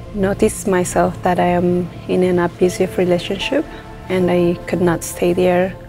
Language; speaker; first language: English; non-native, fluent; Tigrinya